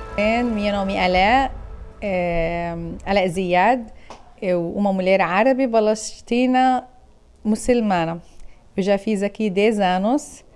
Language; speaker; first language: Portuguese; non-native, learner; Arabic